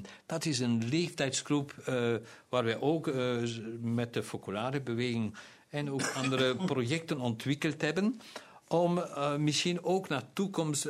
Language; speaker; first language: Dutch; non-native, local second language; German